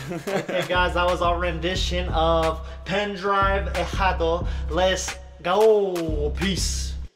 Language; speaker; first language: English; native; English